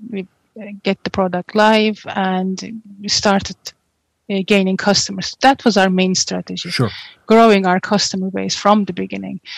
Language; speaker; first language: English; non-native, fluent; Turkish